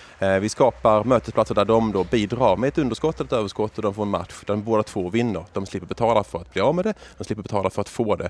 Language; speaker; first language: Swedish; native; Swedish